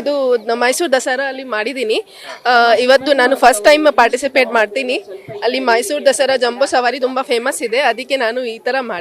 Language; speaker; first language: Kannada; non-native, learner; Hindi